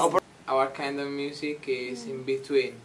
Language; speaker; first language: English; non-native, learner; Italian